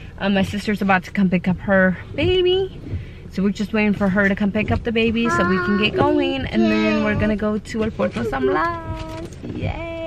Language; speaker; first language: English; early bilingual, other home language; Spanish